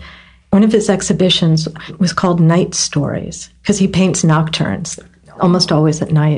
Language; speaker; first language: English; native; English